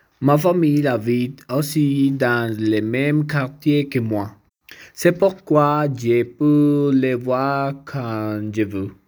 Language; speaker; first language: French; non-native, learner; Spanish